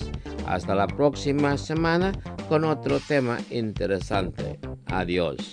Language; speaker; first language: Spanish; non-native, fluent; Indonesian